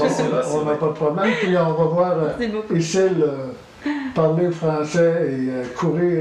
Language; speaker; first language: French; native; French